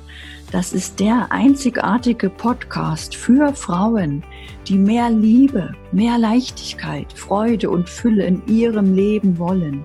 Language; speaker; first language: German; native; German